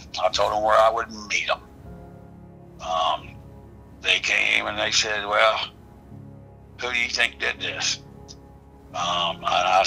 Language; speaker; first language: English; native; English